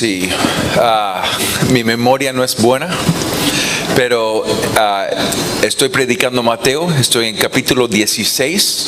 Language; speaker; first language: Spanish; non-native, fluent; English